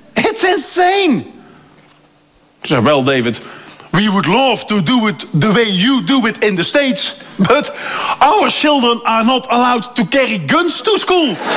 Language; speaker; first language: English; non-native, fluent; Dutch